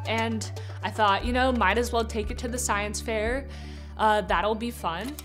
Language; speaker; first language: English; native; English